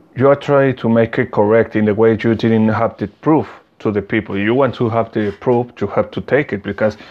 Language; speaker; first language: English; non-native, learner; Spanish